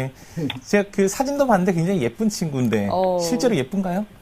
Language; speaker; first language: Korean; native; Korean